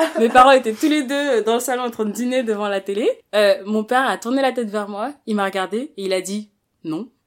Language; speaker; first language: French; early bilingual, other home language; Wolof